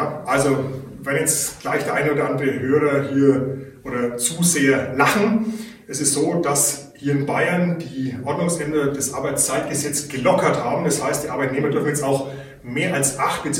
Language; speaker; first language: German; native; German